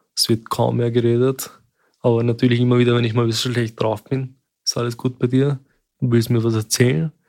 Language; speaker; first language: German; early bilingual, other home language; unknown